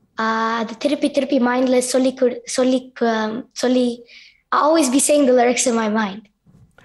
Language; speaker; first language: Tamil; early bilingual, heritage; Tamil